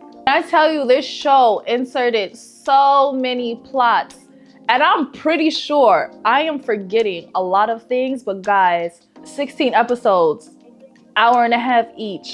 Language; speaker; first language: English; native; English